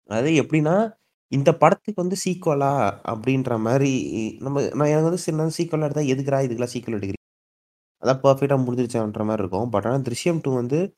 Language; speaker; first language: Tamil; native; Tamil